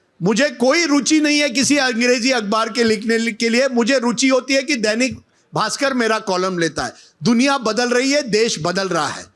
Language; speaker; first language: Hindi; non-native, local second language; Marathi